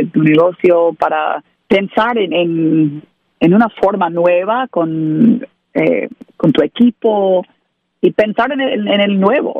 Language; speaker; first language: Spanish; non-native, learner; English